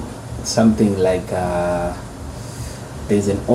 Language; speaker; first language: English; non-native, local second language; Shona